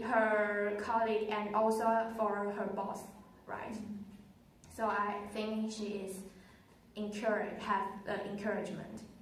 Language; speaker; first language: English; non-native, learner; Chinese